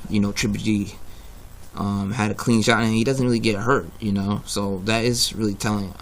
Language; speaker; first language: English; native; English